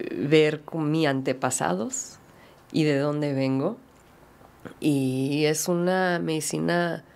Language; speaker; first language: Spanish; early bilingual, heritage; Spanish